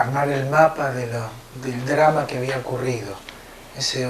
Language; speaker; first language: Spanish; native; Spanish